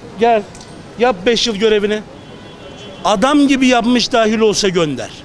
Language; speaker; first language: Turkish; native; Turkish